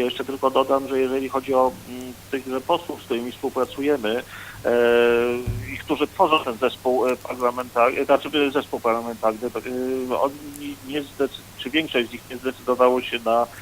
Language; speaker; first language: Polish; native; Polish